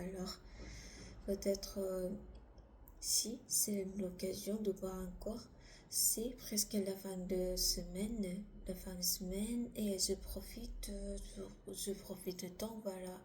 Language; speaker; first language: French; non-native, learner; Korean